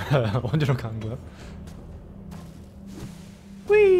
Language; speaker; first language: Korean; non-native, learner; German